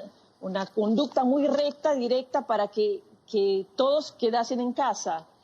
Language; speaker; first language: Spanish; non-native, fluent; Portuguese